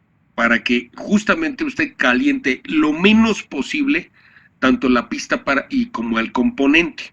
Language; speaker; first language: Spanish; native; Spanish